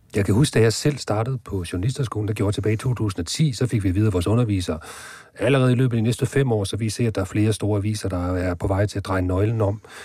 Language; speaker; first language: Danish; native; Danish